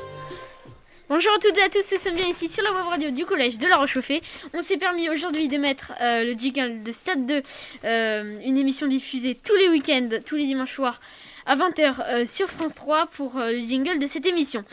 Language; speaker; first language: French; native; French